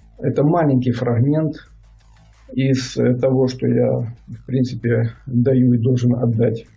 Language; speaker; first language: Russian; native; Russian